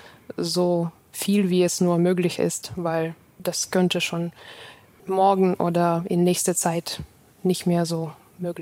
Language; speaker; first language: German; non-native, fluent; Ukrainian